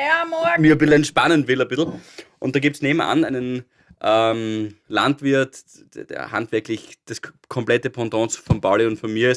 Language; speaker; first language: German; native; German